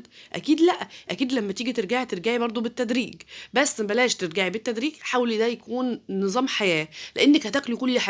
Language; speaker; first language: Arabic; native; Arabic